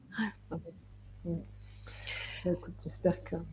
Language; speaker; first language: French; native; French